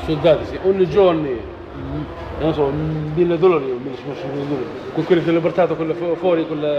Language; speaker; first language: Italian; non-native, learner; Arabic